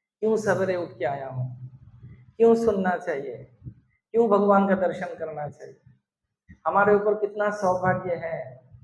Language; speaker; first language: Hindi; non-native, local second language; Bangla